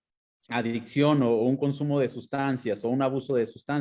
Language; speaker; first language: Spanish; native; Spanish